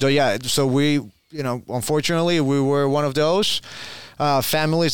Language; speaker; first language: English; non-native, fluent; Spanish